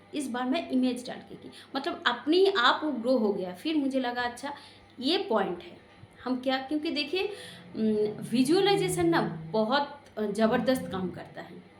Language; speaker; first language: Hindi; non-native, local second language; Bangla